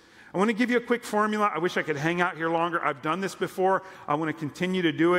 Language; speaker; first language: English; native; English